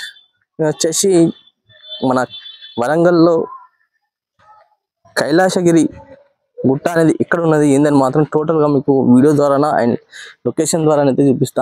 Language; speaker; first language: Telugu; native; Telugu